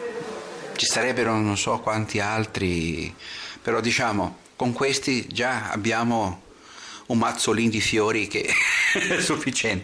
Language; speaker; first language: Italian; non-native, fluent; Portuguese